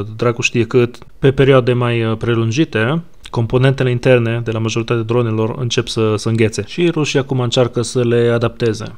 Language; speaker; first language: Romanian; non-native, fluent; Hebrew